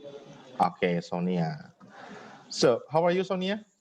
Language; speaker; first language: English; non-native, fluent; Indonesian